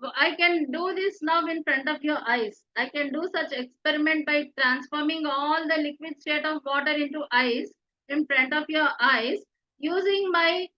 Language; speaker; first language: English; non-native, local second language; Telugu